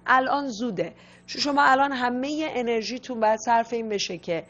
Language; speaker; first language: Persian; native; Persian